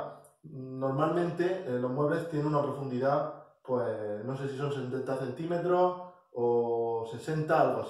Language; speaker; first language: Spanish; native; Spanish